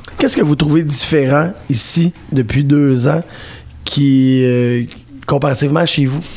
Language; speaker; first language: French; native; French